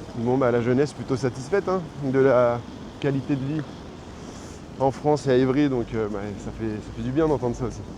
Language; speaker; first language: French; native; French